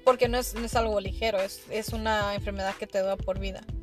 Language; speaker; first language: Spanish; early bilingual, heritage; Spanish